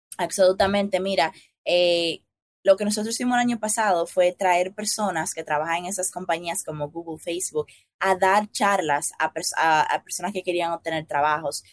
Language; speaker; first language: Spanish; native; Spanish